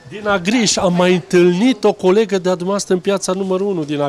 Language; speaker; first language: Romanian; native; Romanian